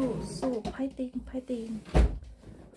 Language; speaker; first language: Korean; non-native, learner; Thai